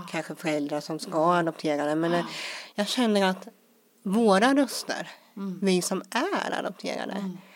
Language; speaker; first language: Swedish; early bilingual, other home language; English